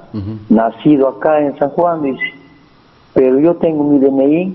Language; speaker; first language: Spanish; native; Spanish